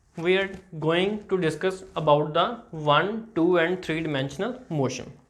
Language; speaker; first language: English; non-native, local second language; Punjabi